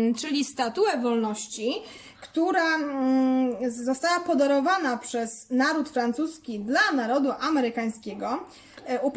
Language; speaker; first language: Polish; native; Polish